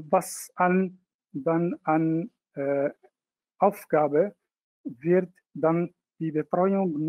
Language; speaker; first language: German; non-native, fluent; Arabic